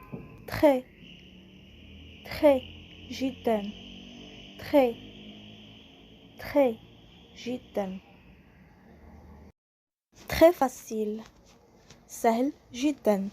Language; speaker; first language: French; non-native, local second language; Arabic